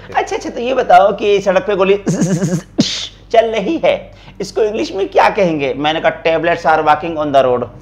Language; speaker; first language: Hindi; native; Hindi